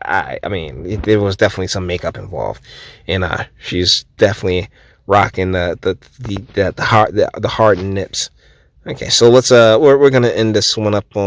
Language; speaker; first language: English; native; English